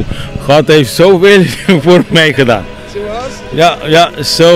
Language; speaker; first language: Dutch; non-native, local second language; Papiamento